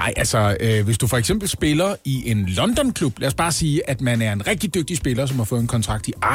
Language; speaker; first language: Danish; native; Danish